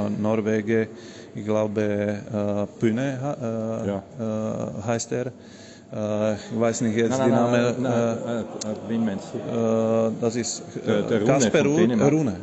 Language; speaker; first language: German; non-native, learner; Slovak